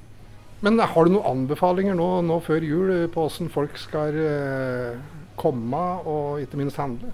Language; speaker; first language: Norwegian; native; Norwegian